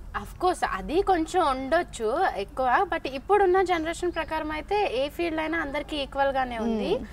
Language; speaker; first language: Telugu; native; Telugu